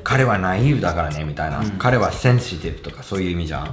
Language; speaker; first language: Japanese; non-native, fluent; English